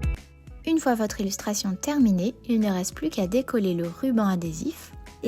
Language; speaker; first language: French; native; French